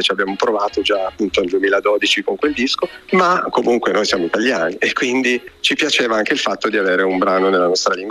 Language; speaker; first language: Italian; native; Italian